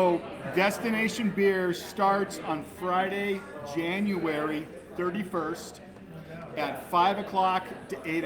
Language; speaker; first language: English; native; English